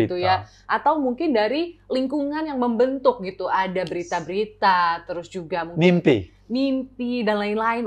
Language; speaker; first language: Indonesian; native; Indonesian